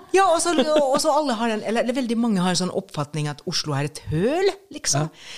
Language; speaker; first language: Norwegian; non-native, fluent; Finnish